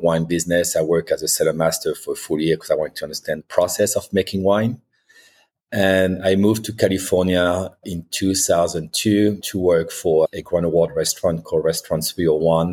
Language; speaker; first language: English; non-native, fluent; French